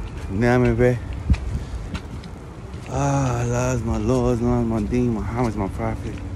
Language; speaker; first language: English; early bilingual, other home language; Spanish